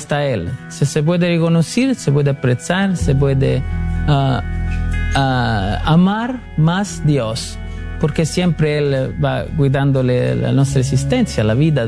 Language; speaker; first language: Spanish; non-native, learner; Italian